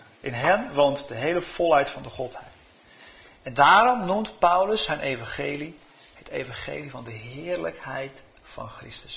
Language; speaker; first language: Dutch; native; Dutch